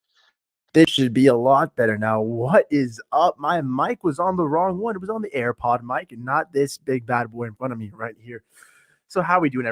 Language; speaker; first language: English; native; English